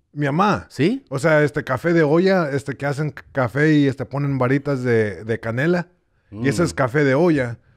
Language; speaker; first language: Spanish; early bilingual, heritage; Spanish